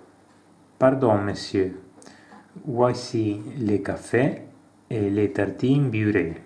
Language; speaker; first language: French; non-native, learner; Italian